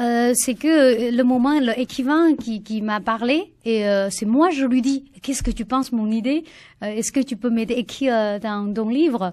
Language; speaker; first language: French; non-native, learner; Chinese